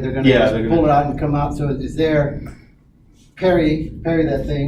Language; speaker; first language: English; native; English